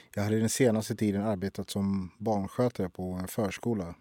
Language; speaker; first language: Swedish; early bilingual, other home language; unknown